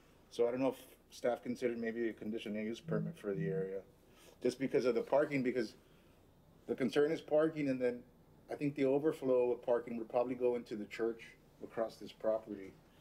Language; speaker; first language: English; early bilingual, other home language; Spanish